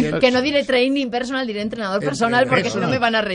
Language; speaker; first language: Spanish; native; Spanish